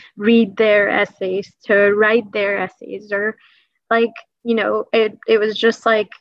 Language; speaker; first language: English; early bilingual, other home language; Persian